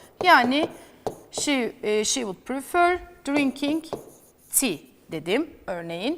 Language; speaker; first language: English; non-native, fluent; Turkish